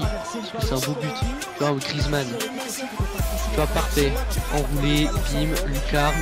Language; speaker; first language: French; native; French